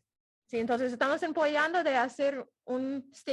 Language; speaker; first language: Spanish; non-native, fluent; English